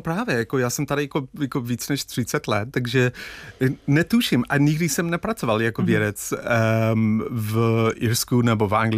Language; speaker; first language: Czech; non-native, fluent; English